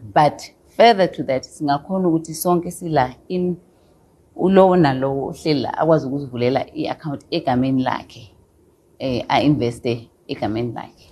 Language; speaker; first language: Xhosa; non-native, local second language; Zulu